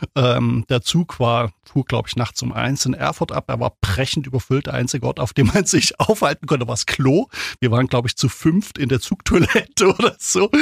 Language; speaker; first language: German; native; German